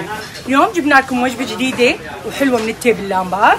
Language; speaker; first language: Arabic; native; Arabic